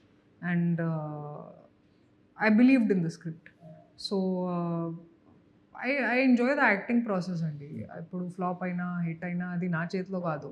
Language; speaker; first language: Telugu; non-native, fluent; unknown